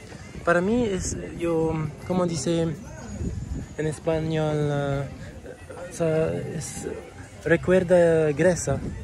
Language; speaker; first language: Spanish; non-native, learner; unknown